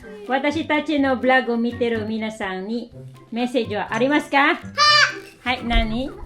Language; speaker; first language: Japanese; non-native, fluent; Filipino